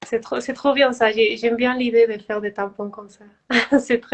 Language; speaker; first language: French; non-native, fluent; Spanish